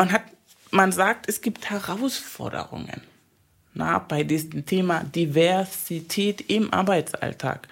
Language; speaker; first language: German; non-native, fluent; Spanish